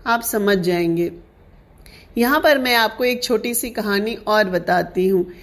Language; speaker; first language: Hindi; non-native, local second language; Sindhi